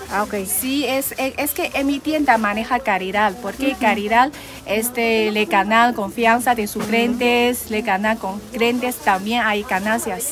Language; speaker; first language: Spanish; non-native, learner; Chinese